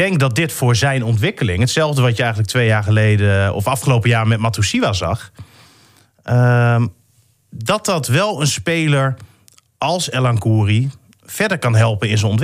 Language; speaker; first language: Dutch; native; Dutch